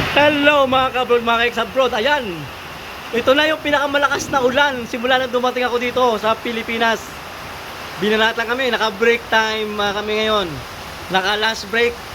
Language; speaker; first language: Filipino; non-native, local second language; Bikol